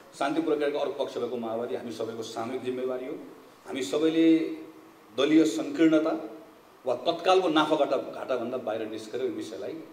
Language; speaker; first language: Nepali; native; Nepali